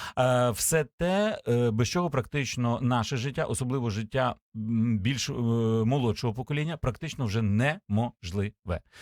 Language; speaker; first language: Ukrainian; native; Ukrainian